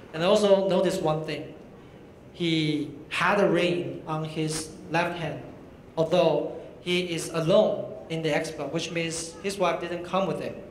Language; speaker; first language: English; non-native, fluent; Chinese